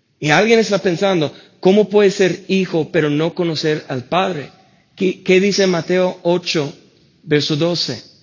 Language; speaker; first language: Spanish; non-native, fluent; English